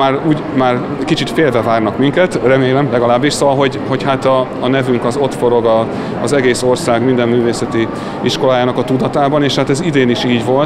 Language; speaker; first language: Hungarian; native; Hungarian